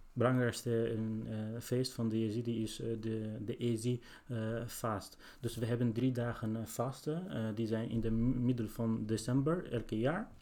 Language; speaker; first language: Dutch; non-native, learner; Arabic